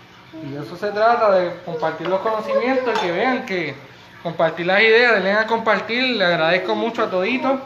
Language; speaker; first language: Spanish; native; Spanish